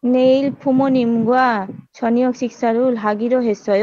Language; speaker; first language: Korean; non-native, learner; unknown